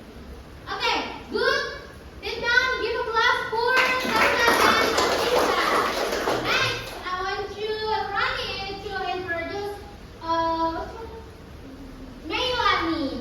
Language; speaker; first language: English; non-native, learner; Indonesian